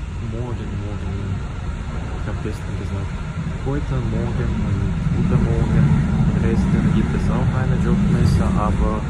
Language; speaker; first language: German; non-native, learner; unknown